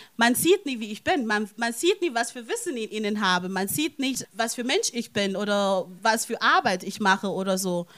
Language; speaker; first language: German; non-native, fluent; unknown